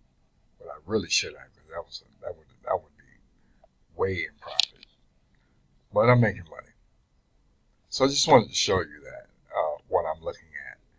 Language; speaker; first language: English; native; English